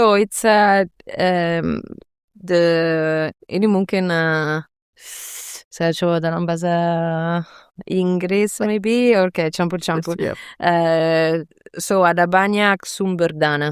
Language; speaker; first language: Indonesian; non-native, fluent; Italian